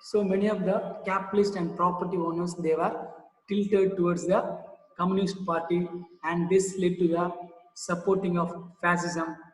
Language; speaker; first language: English; non-native, local second language; Tamil